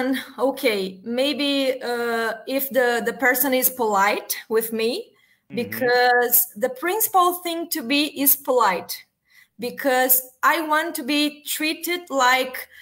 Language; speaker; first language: English; non-native, learner; Portuguese